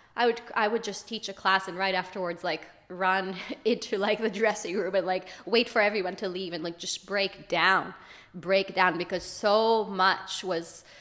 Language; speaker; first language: English; early bilingual, other home language; Hebrew